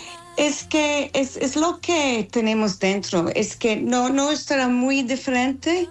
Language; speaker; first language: Spanish; non-native, fluent; English